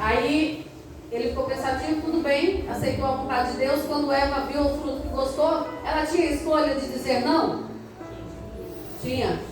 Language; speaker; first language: Portuguese; native; Portuguese